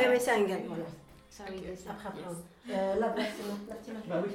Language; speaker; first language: French; non-native, learner; Arabic